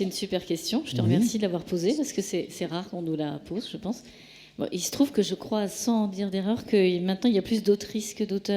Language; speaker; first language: French; native; French